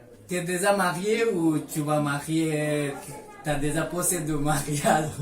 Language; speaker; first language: French; non-native, learner; Bangla